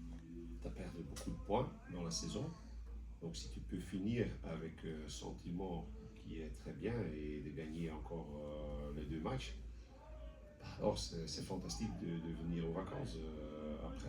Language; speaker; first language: French; non-native, local second language; Dutch